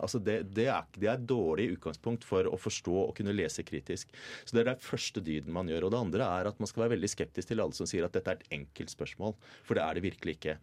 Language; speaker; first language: Norwegian; native; Norwegian